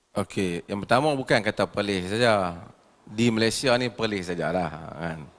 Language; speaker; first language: Malay; native; Malay